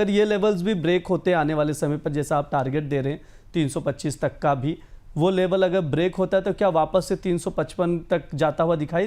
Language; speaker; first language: Hindi; native; Hindi